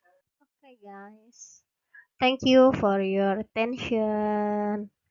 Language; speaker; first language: English; non-native, fluent; Indonesian